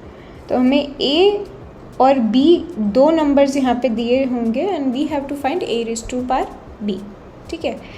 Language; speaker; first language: Hindi; native; Hindi